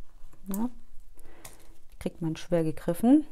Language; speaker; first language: German; native; German